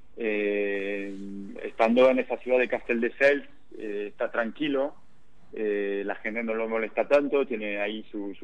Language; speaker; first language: Spanish; non-native, fluent; French